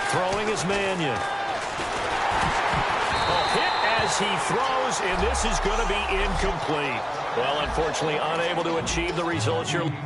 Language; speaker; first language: English; native; English